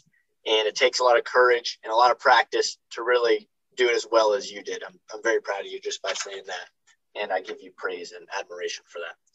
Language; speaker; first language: English; native; English